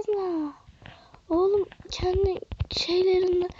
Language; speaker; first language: Turkish; native; Turkish